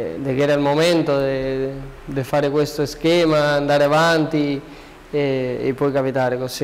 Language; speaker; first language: Italian; non-native, learner; Spanish